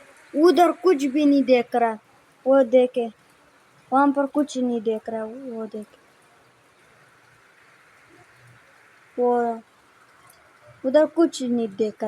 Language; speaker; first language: Hindi; non-native, local second language; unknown